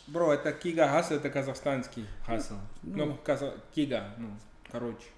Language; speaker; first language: Russian; non-native, learner; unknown